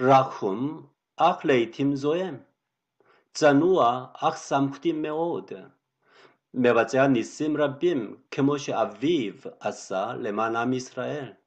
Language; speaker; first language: Hebrew; non-native, fluent; Korean